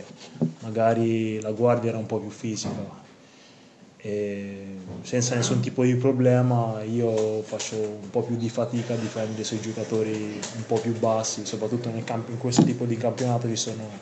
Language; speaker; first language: Italian; non-native, fluent; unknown